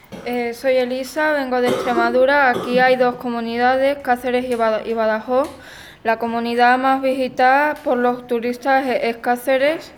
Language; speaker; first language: Spanish; native; Spanish